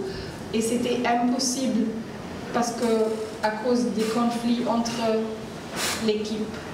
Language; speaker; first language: French; non-native, learner; Arabic